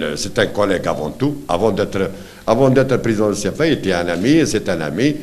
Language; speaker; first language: French; non-native, local second language; Arabic